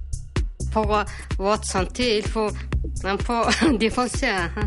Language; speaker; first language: French; non-native, learner; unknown